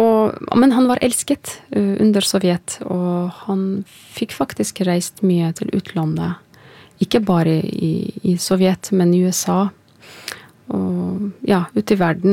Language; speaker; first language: Norwegian; non-native, fluent; Azerbaijani